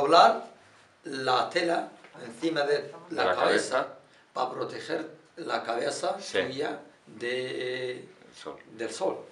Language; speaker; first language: Spanish; non-native, learner; Arabic